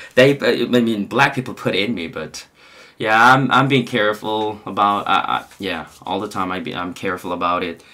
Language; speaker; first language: English; non-native, fluent; Korean